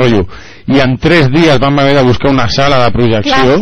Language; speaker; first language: Catalan; native; Catalan